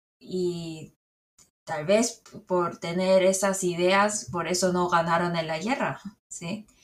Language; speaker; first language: Spanish; non-native, fluent; Korean